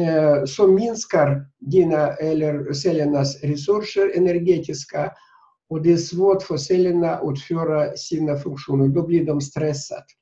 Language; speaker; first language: Swedish; non-native, fluent; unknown